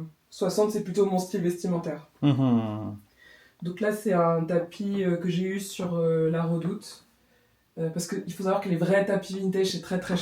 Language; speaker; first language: French; native; French